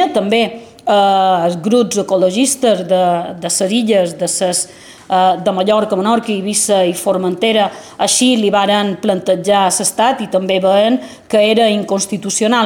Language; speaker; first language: Catalan; native; Catalan